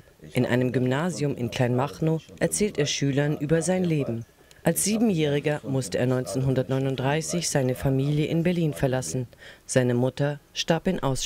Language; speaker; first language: German; native; German